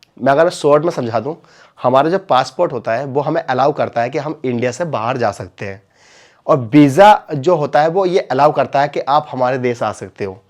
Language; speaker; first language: Hindi; native; Hindi